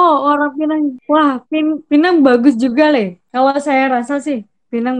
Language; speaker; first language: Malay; non-native, local second language; Javanese